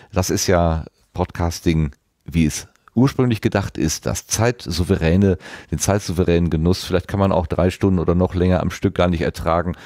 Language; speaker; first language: German; native; German